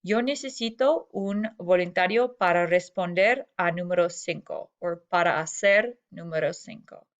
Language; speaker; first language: Spanish; non-native, fluent; English